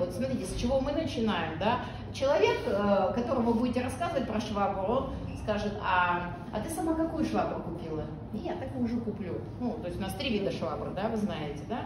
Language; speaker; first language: Russian; native; Russian